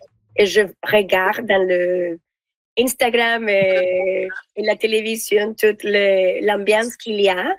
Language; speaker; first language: French; non-native, learner; Spanish